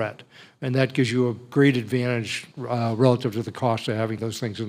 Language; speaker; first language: English; native; English